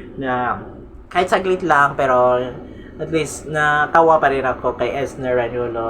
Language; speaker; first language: Filipino; non-native, local second language; Cebuano